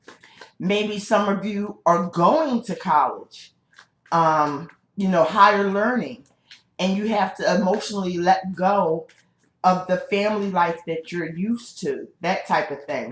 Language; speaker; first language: English; native; English